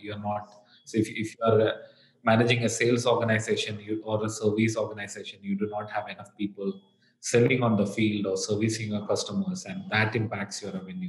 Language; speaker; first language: English; non-native, local second language; Malayalam